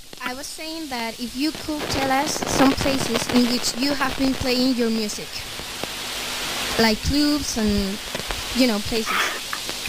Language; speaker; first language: English; non-native, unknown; Spanish